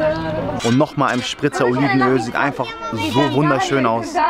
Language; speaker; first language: German; native; German